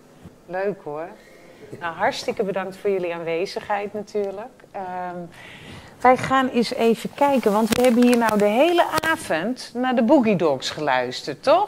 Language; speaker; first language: Dutch; native; Dutch